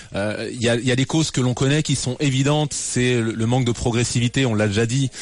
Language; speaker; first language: French; native; French